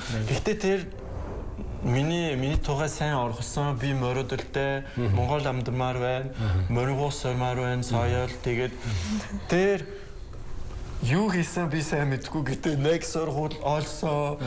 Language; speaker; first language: Mongolian; non-native, learner; French